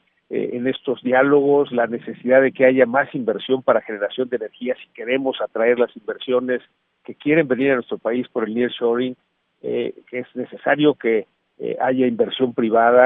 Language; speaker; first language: Spanish; native; Spanish